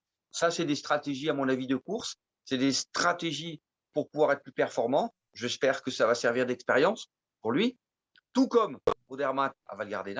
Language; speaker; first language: French; native; French